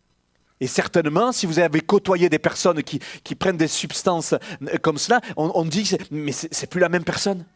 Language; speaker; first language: French; native; French